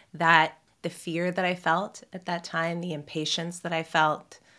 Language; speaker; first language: English; native; English